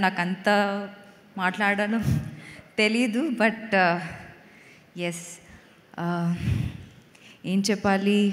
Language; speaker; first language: Telugu; non-native, fluent; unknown